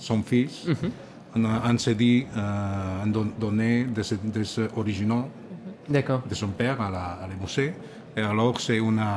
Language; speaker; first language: French; non-native, learner; Catalan